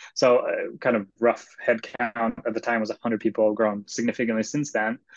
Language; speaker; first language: English; non-native, fluent; Swedish